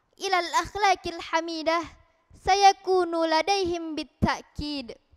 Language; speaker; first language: Arabic; non-native, learner; Indonesian